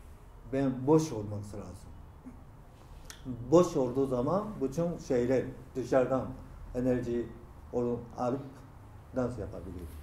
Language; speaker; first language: Turkish; non-native, learner; Japanese